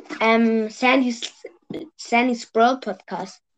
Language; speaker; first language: German; early bilingual, other home language; Vietnamese